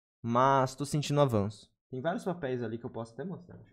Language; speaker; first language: Portuguese; native; Portuguese